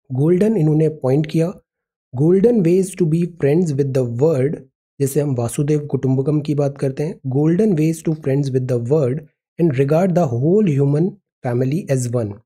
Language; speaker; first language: Hindi; native; Hindi